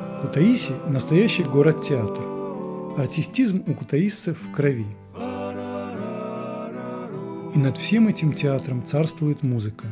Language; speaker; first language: Russian; native; Russian